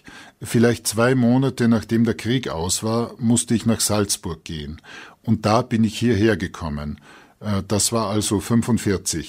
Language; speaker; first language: German; native; German